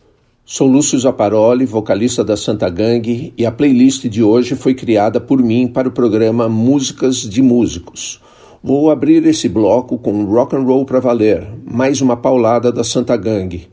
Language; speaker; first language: Portuguese; native; Portuguese